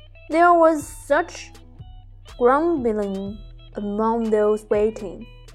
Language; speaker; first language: English; non-native, fluent; Chinese